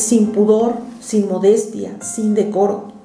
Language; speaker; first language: Spanish; native; Spanish